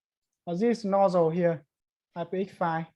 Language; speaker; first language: English; non-native, learner; Vietnamese